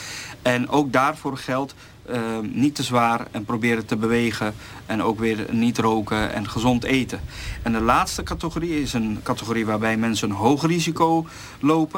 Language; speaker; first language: Dutch; native; Dutch